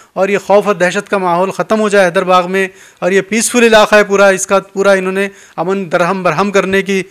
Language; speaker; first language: Hindi; non-native, local second language; Urdu